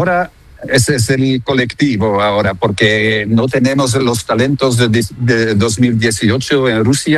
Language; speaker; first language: Spanish; non-native, fluent; Dutch